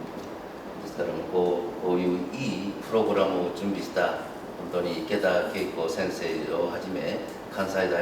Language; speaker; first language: Japanese; non-native, fluent; Korean